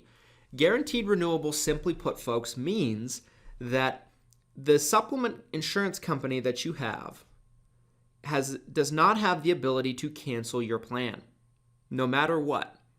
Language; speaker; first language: English; native; English